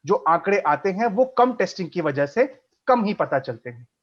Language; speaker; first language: Hindi; native; Hindi